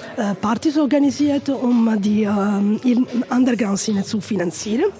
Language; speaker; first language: German; non-native, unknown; Italian